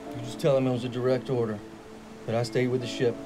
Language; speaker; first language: English; native; English